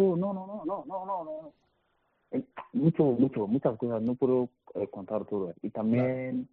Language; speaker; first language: Spanish; non-native, learner; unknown